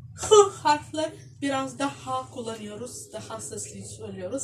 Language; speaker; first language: Turkish; non-native, fluent; Russian